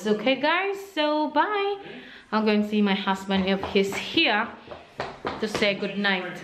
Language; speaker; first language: English; non-native, local second language; Filipino